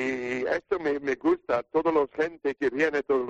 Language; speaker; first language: Spanish; non-native, learner; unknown